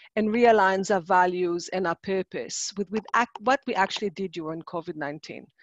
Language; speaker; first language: English; non-native, fluent; Hebrew